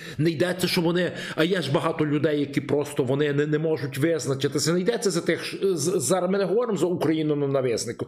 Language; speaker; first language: Ukrainian; native; Ukrainian